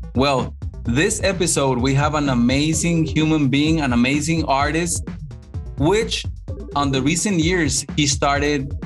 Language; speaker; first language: English; non-native, fluent; Spanish